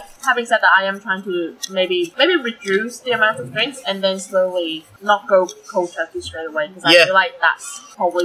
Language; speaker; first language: English; non-native, local second language; Cantonese